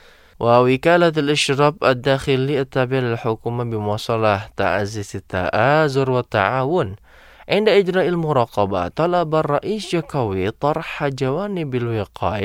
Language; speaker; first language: Arabic; non-native, fluent; Indonesian